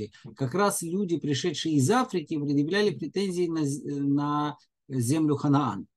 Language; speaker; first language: Russian; native; Russian